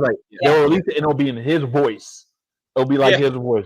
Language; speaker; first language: English; native; English